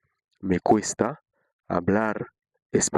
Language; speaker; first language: Spanish; non-native, fluent; Haitian Creole